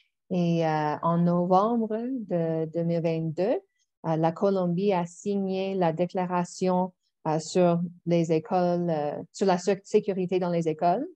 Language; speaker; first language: French; non-native, local second language; English